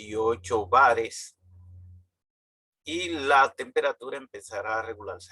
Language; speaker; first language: Spanish; native; Spanish